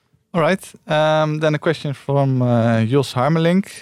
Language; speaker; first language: English; non-native, fluent; Dutch